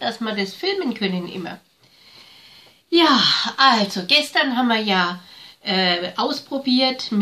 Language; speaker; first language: German; native; German